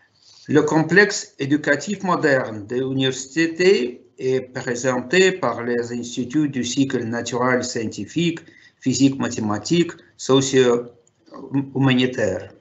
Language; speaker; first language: French; non-native, fluent; Russian